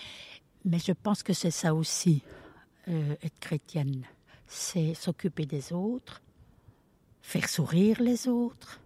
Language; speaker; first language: French; early bilingual, other home language; Italian